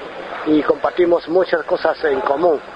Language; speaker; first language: Spanish; non-native, fluent; Chinese